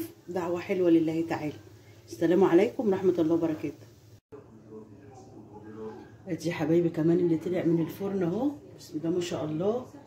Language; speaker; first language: Arabic; native; Arabic